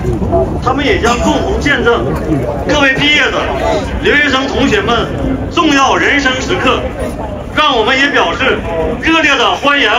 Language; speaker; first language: Chinese; native; Chinese